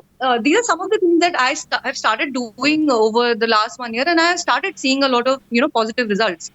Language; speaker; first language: English; non-native, local second language; Hindi